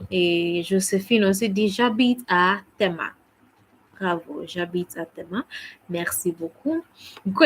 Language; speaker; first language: French; non-native, fluent; English